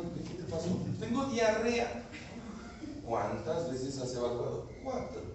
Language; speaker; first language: Spanish; native; Spanish